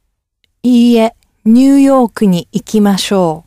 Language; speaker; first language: Japanese; non-native, learner; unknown